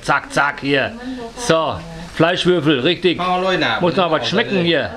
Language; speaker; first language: German; native; German